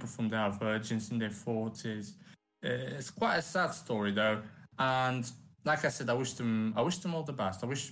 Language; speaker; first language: English; non-native, fluent; Romanian